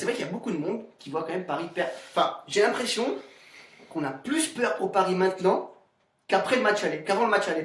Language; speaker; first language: French; native; French